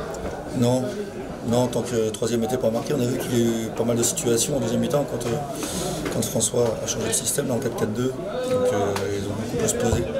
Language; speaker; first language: French; native; French